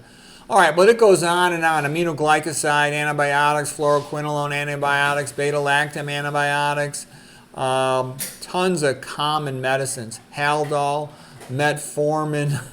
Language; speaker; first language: English; native; English